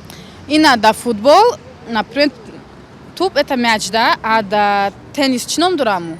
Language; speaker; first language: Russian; non-native, local second language; Tajik